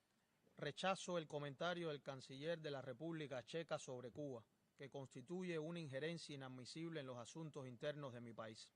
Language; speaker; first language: Spanish; native; Spanish